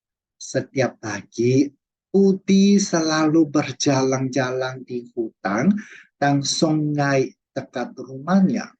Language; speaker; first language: Indonesian; non-native, fluent; Chinese